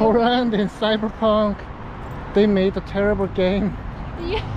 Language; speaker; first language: English; non-native, learner; Korean